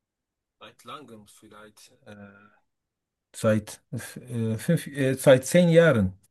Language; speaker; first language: German; non-native, learner; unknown